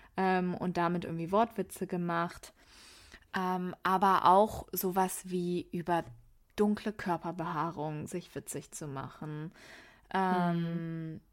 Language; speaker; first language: German; early bilingual, other home language; Persian